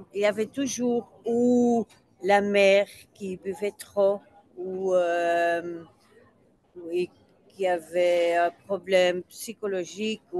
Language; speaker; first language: French; non-native, local second language; Dutch